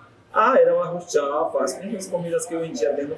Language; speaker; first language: Portuguese; non-native, fluent; Spanish